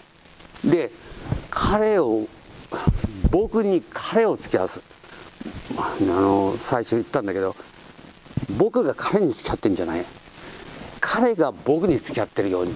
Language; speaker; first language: Japanese; native; Japanese